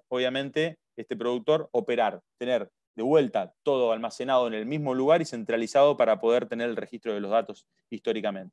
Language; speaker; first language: Spanish; native; Spanish